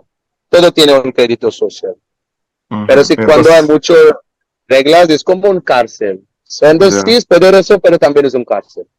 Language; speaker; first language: Spanish; non-native, learner; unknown